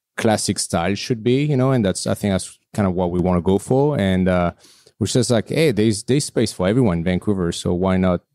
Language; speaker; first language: English; non-native, fluent; French